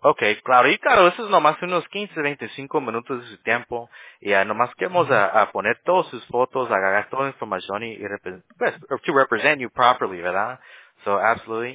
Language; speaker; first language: Spanish; early bilingual, heritage; Spanish